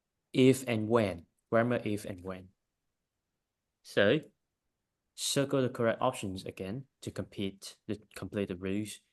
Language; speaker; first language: English; non-native, fluent; Vietnamese